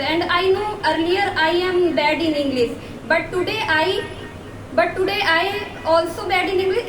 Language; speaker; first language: English; non-native, learner; Hindi